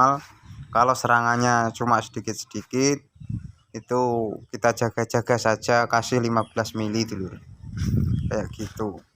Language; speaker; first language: Indonesian; non-native, local second language; Javanese